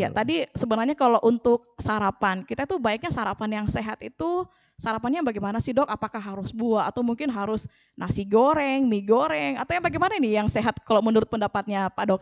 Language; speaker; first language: Indonesian; native; Indonesian